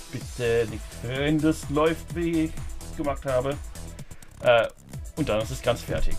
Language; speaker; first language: German; non-native, fluent; English